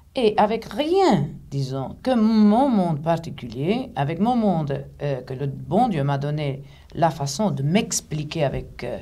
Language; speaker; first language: French; non-native, fluent; Greek